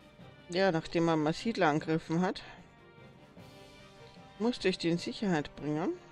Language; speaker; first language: German; native; German